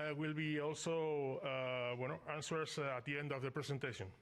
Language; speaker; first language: English; non-native, fluent; Basque